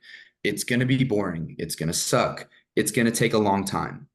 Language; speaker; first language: English; native; English